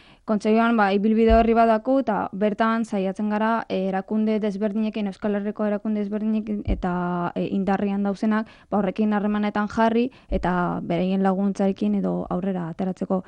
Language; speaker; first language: Basque; non-native, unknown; Arabic